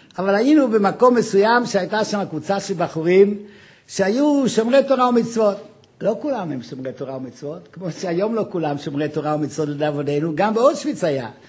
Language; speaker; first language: Hebrew; non-native, fluent; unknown